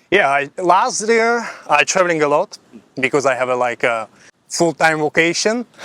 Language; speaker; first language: English; non-native, fluent; Slovak